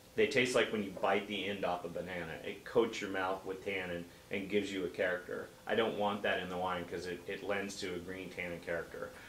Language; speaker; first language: English; native; English